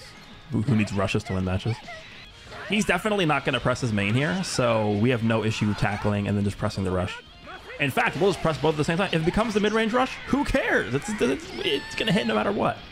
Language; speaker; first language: English; native; English